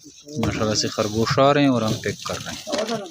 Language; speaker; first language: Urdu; non-native, local second language; Pashto